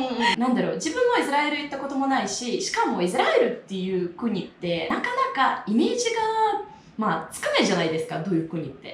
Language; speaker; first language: Japanese; non-native, fluent; Russian